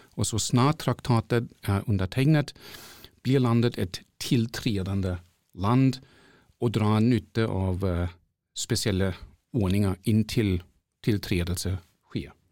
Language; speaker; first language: Norwegian; non-native, fluent; German